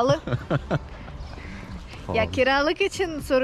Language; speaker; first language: Turkish; non-native, learner; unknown